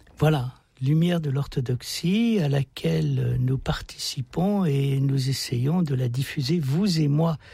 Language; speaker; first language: French; native; French